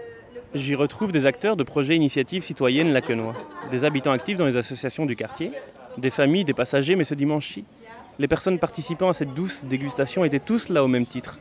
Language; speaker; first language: French; native; French